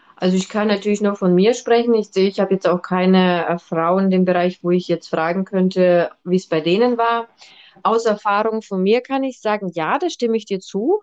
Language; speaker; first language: German; early bilingual, other home language; Russian